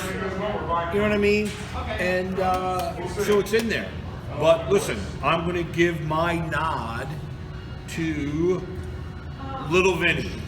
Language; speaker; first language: English; native; English